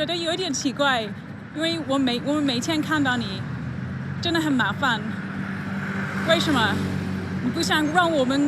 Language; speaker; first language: Chinese; non-native, learner; English